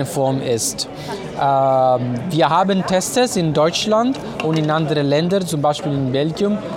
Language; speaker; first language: German; non-native, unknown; Italian